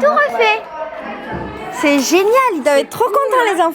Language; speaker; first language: French; native; French